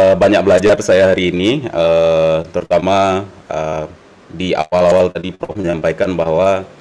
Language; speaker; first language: Indonesian; native; Indonesian